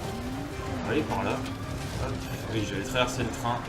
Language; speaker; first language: French; native; French